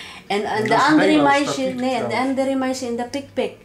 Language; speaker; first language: Dutch; non-native, learner; Cebuano